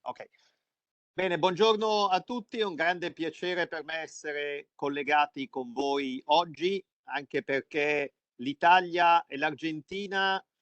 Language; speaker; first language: Italian; native; Italian